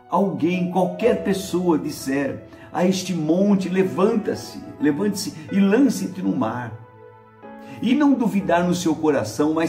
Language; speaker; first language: Portuguese; native; Portuguese